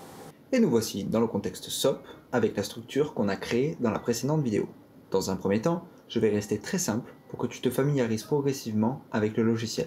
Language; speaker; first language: French; native; French